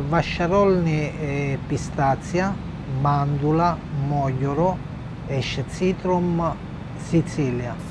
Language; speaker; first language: Hungarian; non-native, learner; Italian